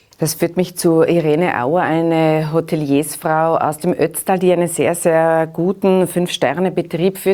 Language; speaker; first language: German; native; German